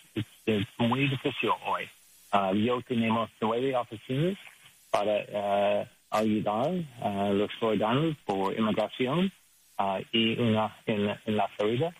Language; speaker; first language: Spanish; non-native, learner; English